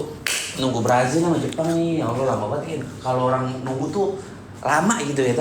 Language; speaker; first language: Indonesian; native; Indonesian